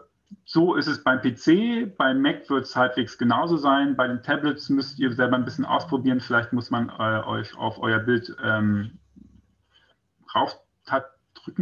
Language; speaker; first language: German; native; German